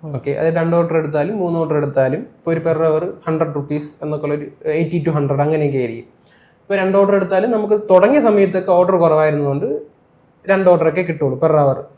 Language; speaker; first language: Malayalam; native; Malayalam